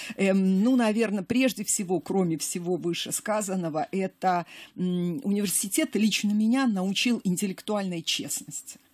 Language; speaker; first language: Russian; native; Russian